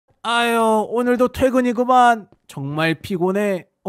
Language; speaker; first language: Korean; native; Korean